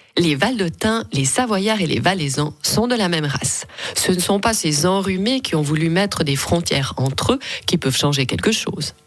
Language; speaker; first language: French; native; French